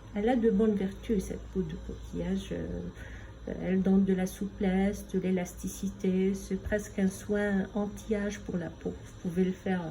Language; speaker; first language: French; non-native, local second language; Arabic